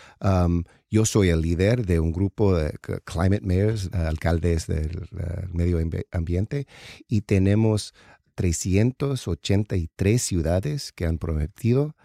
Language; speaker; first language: Spanish; non-native, learner; English